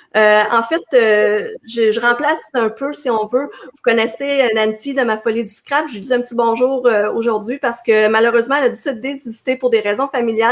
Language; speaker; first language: French; native; French